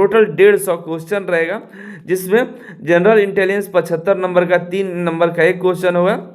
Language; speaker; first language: Hindi; native; Hindi